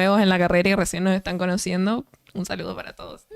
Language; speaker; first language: Spanish; native; Spanish